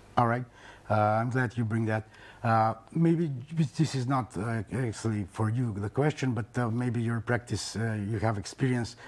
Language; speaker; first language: English; non-native, fluent; Macedonian